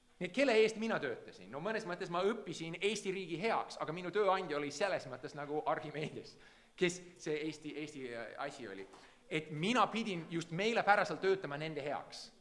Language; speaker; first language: Estonian; early bilingual, heritage; Estonian